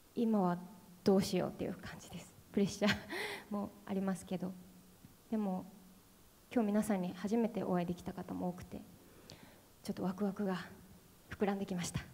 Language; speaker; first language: Japanese; native; Japanese